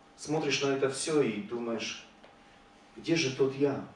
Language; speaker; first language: Russian; non-native, fluent; Polish